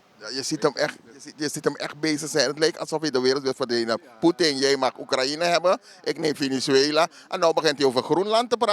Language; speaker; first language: Dutch; native; Dutch